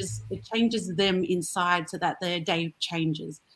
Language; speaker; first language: English; early bilingual, other home language; Vietnamese